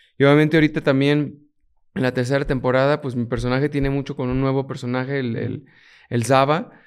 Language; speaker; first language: Spanish; native; Spanish